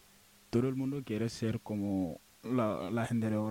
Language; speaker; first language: Spanish; non-native, learner; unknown